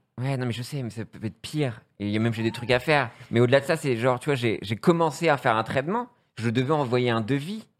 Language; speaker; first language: French; native; French